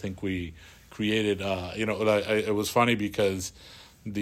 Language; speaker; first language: English; early bilingual, other home language; Spanish